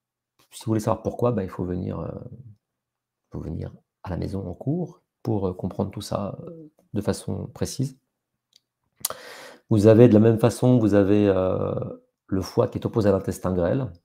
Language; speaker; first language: French; native; French